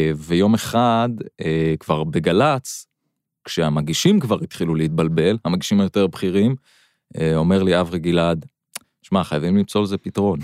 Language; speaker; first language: Hebrew; non-native, local second language; Arabic